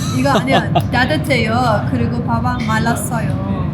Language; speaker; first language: Korean; non-native, learner; Persian